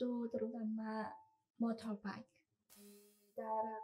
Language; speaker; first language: Indonesian; non-native, learner; Chinese